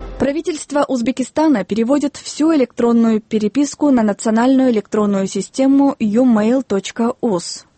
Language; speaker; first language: Russian; non-native, local second language; Kyrgyz